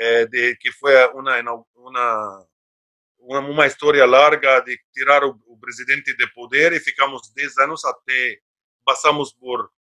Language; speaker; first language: Portuguese; non-native, fluent; Arabic